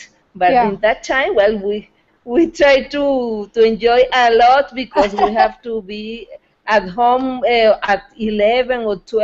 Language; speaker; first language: English; non-native, fluent; Spanish